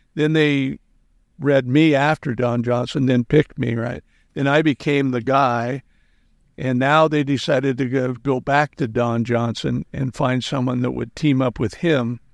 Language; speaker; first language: English; native; English